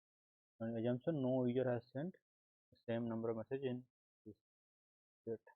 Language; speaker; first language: English; non-native, local second language; Hindi